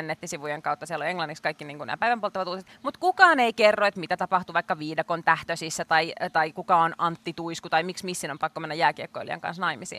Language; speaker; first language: Finnish; native; Finnish